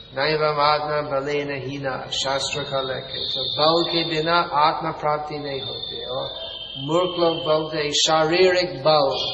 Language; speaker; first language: Hindi; non-native, fluent; English